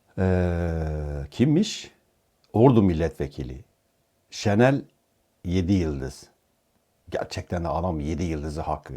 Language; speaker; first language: Turkish; native; Turkish